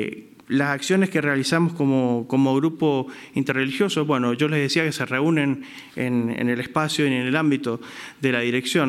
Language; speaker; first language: Spanish; native; Spanish